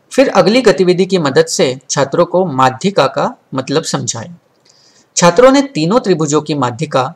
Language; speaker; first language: Hindi; non-native, local second language; Marathi